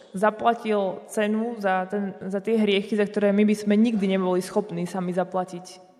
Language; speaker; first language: Slovak; native; Slovak